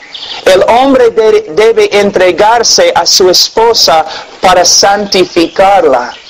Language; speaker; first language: Spanish; non-native, fluent; English